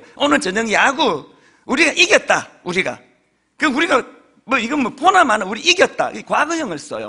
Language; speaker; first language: Korean; native; Korean